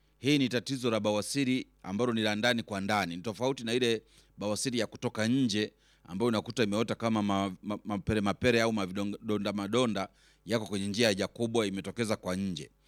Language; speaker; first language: Swahili; native; Swahili